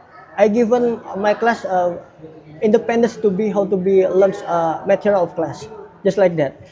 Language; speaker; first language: English; non-native, learner; Indonesian